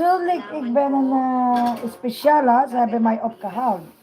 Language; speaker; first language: Dutch; non-native, learner; Filipino